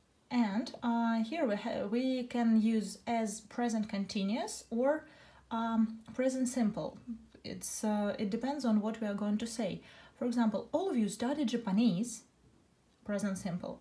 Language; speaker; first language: English; non-native, fluent; Russian